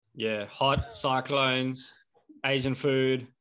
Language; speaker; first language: English; native; English